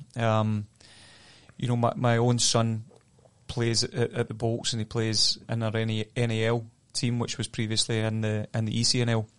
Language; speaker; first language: English; native; English